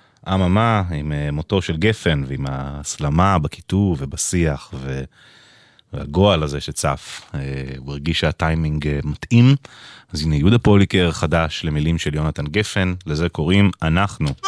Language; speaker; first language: Hebrew; native; Hebrew